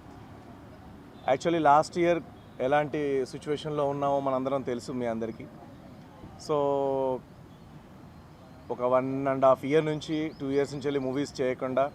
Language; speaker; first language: Telugu; native; Telugu